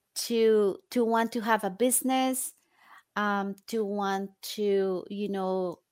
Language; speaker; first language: English; non-native, fluent; Spanish